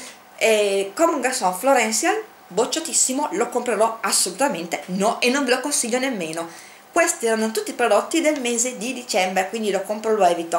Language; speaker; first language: Italian; native; Italian